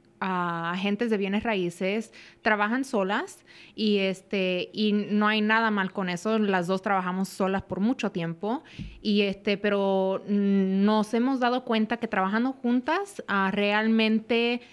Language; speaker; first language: Spanish; early bilingual, heritage; Spanish